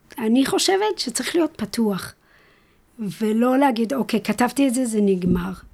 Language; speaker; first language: Hebrew; non-native, fluent; English